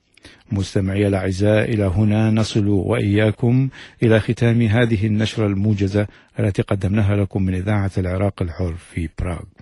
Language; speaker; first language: Arabic; native; Arabic